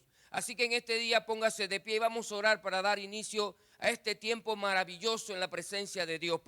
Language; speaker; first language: Spanish; native; Spanish